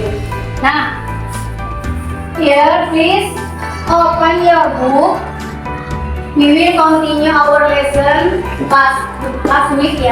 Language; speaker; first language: English; non-native, learner; Indonesian